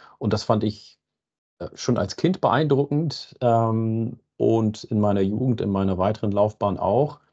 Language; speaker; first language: German; native; German